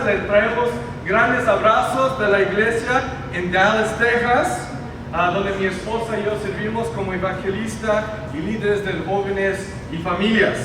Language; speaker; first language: Spanish; early bilingual, heritage; Spanish